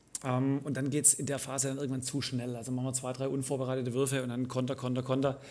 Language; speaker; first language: German; native; German